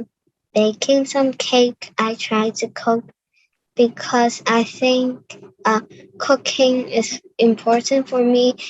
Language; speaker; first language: English; non-native, learner; Cantonese